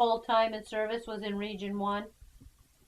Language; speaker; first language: English; native; English